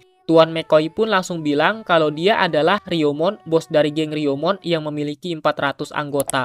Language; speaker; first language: Indonesian; native; Indonesian